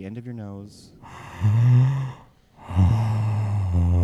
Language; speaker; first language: English; native; English